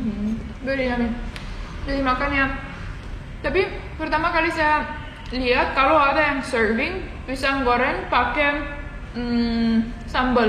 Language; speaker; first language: Indonesian; non-native, fluent; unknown